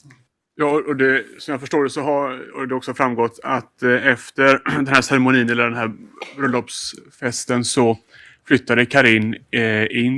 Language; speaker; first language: Swedish; native; Swedish